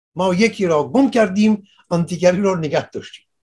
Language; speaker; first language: Persian; non-native, local second language; Assyrian Neo-Aramaic